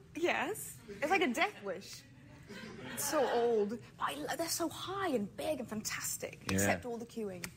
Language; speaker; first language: English; native; English